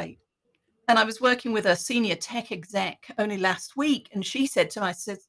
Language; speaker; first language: English; native; English